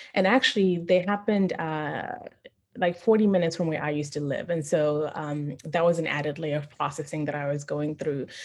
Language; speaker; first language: English; non-native, local second language; Shona